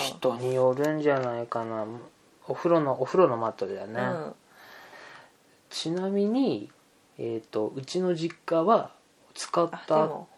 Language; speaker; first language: Japanese; native; Japanese